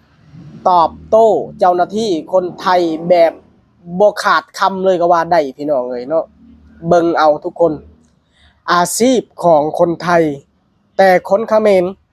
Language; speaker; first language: Thai; non-native, local second language; Lao